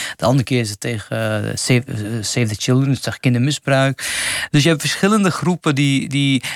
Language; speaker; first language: Dutch; non-native, fluent; Arabic